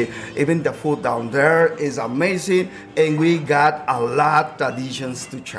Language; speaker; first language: English; non-native, fluent; Spanish